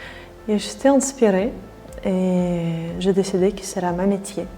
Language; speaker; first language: French; non-native, fluent; Russian